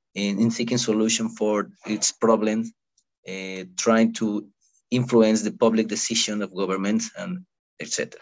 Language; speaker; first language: English; non-native, fluent; Spanish